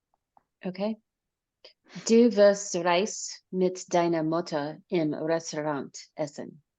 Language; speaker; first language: German; non-native, learner; English